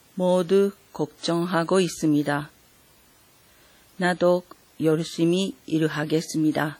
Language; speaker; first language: Korean; non-native, fluent; Japanese